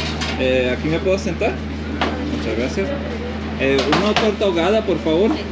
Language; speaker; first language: Spanish; non-native, learner; English